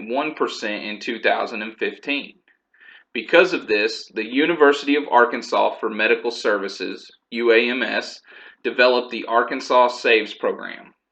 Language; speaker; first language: English; native; English